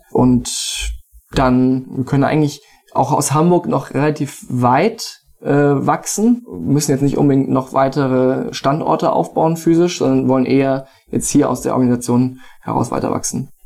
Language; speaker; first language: German; native; German